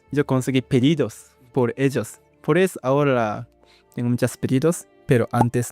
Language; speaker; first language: Spanish; non-native, learner; Japanese